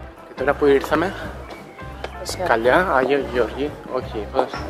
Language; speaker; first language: Greek; non-native, learner; Spanish